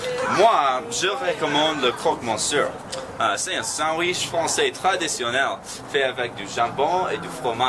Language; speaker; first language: French; non-native, learner; English